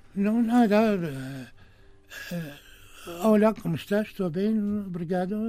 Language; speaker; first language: Portuguese; non-native, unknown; Arabic